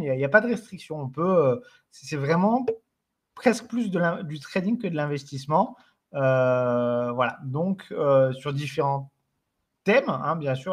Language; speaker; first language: French; native; French